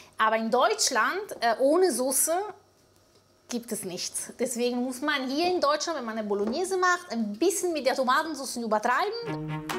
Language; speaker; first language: German; non-native, fluent; Italian